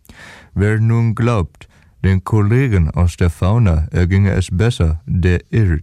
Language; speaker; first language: German; native; German